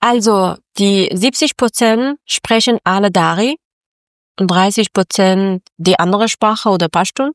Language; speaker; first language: German; non-native, learner; Persian